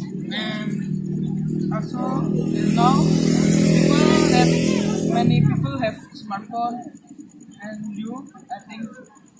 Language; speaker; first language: English; non-native, learner; Indonesian